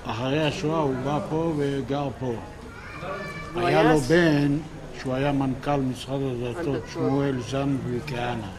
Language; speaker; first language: Hebrew; non-native, local second language; Yiddish